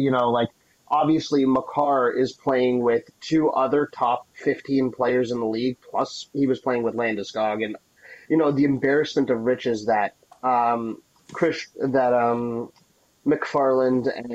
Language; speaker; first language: English; native; English